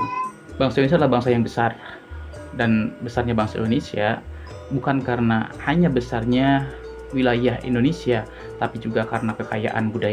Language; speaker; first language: Indonesian; non-native, local second language; Sundanese